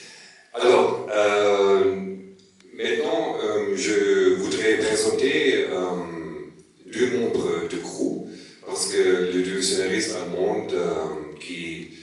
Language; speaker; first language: French; non-native, learner; German